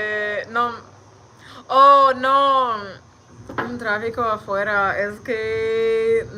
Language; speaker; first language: Spanish; non-native, learner; English